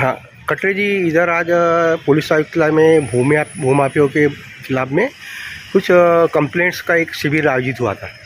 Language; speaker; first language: Hindi; non-native, local second language; Marathi